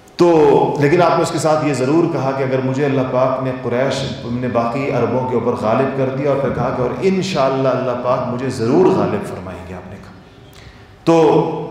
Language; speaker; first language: Urdu; native; Urdu